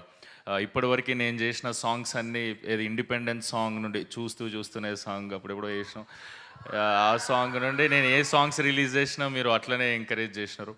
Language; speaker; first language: Telugu; native; Telugu